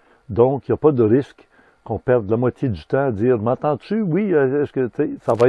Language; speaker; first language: French; native; French